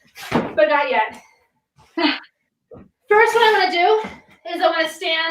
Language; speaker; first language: English; native; English